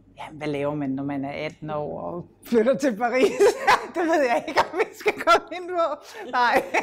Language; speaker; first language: Danish; native; Danish